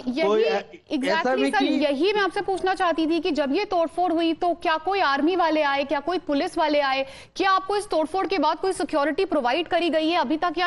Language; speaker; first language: Hindi; native; Hindi